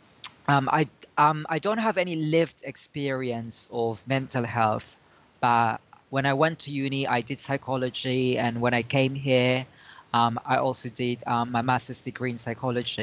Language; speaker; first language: English; non-native, local second language; Filipino